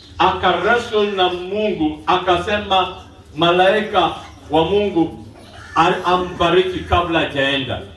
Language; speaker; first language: Swahili; non-native, local second language; Luo (Kenya and Tanzania)